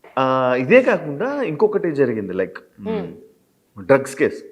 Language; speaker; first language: Telugu; native; Telugu